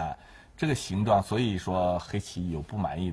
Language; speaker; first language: Chinese; native; Chinese